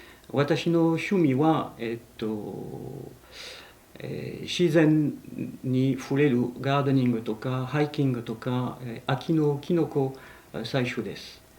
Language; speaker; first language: Japanese; non-native, fluent; French